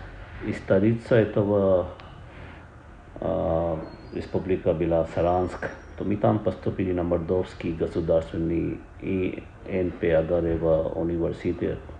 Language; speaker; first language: Russian; non-native, learner; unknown